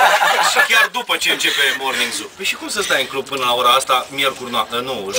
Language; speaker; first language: Romanian; native; Romanian